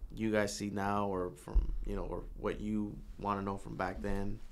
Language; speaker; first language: English; early bilingual, other home language; Spanish